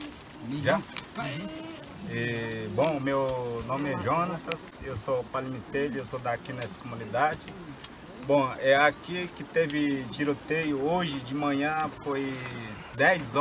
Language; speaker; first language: Portuguese; non-native, learner; Yanomámi